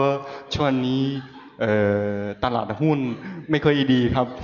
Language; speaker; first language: Thai; non-native, fluent; Chinese